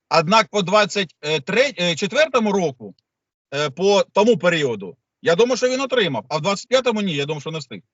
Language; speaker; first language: Ukrainian; native; Ukrainian